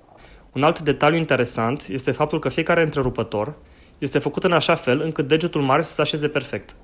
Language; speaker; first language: Romanian; native; Romanian